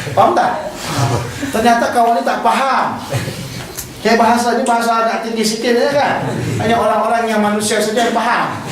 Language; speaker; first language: Malay; native; Malay